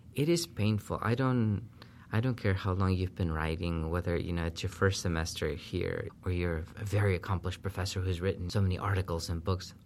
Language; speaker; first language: English; non-native, fluent; Spanish